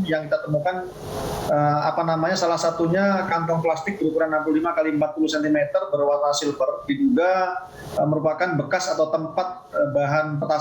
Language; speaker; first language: Indonesian; native; Indonesian